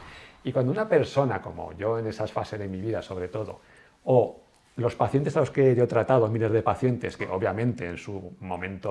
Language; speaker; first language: Spanish; native; Spanish